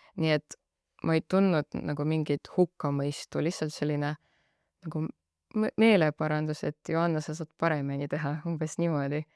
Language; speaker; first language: Estonian; non-native, local second language; Russian